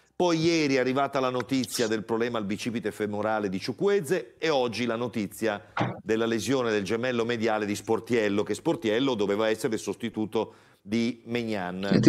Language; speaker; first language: Italian; native; Italian